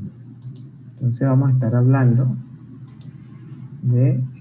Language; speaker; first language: Spanish; native; Spanish